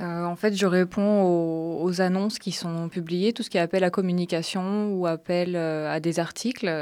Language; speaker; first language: French; native; French